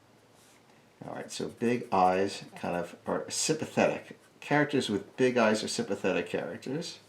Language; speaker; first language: English; native; English